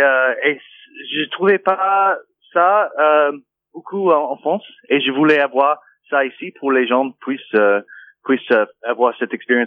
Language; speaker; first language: French; non-native, fluent; English